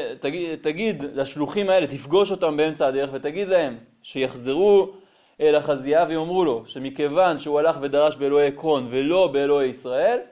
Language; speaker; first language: Hebrew; native; Hebrew